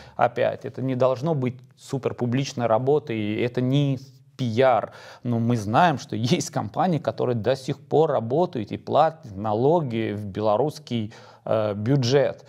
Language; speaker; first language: Russian; non-native, fluent; Lithuanian